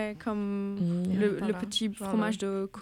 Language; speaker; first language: French; non-native, fluent; German